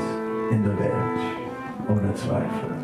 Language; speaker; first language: German; non-native, fluent; Dutch